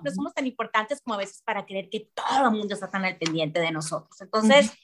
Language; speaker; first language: Spanish; native; Spanish